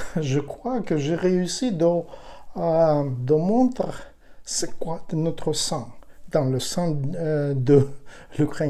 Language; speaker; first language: French; non-native, learner; Ukrainian